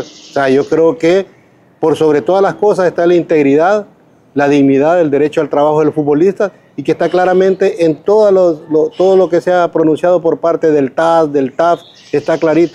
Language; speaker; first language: Spanish; native; Spanish